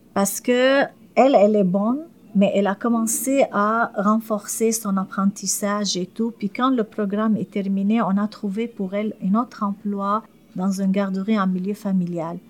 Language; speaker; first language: French; non-native, fluent; Arabic